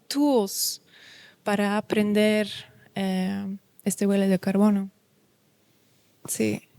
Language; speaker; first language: Spanish; non-native, learner; Dutch